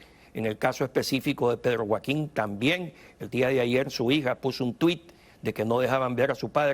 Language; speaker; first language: Spanish; native; Spanish